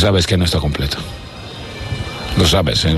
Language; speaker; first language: Spanish; non-native, learner; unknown